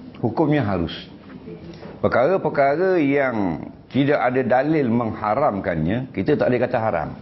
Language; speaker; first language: Malay; native; Malay